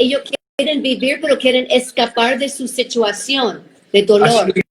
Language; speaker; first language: Spanish; non-native, fluent; English